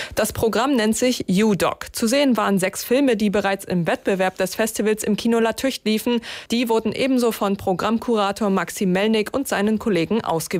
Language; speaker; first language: German; native; German